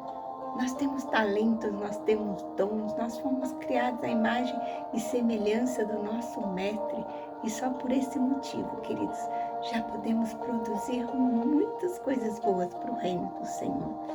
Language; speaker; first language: Portuguese; native; Portuguese